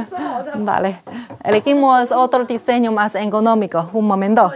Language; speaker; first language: Spanish; non-native, learner; Chinese